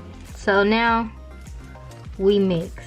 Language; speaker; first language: English; native; English